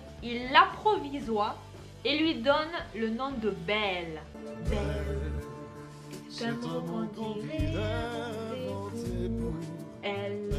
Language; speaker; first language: French; native; French